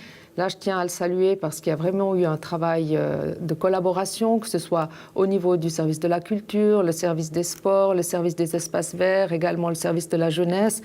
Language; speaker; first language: French; native; French